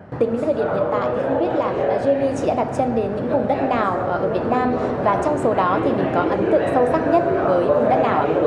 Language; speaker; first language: Vietnamese; native; Vietnamese